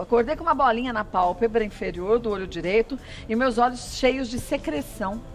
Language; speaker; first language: Portuguese; native; Portuguese